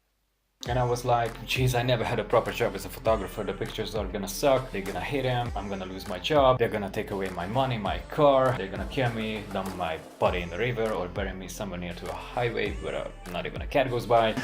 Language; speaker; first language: English; non-native, fluent; Hungarian